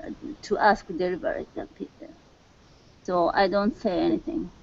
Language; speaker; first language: English; non-native, learner; Japanese